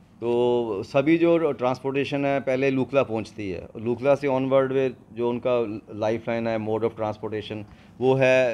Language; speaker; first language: Hindi; non-native, local second language; Punjabi